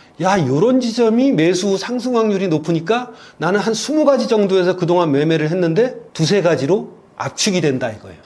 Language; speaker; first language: Korean; native; Korean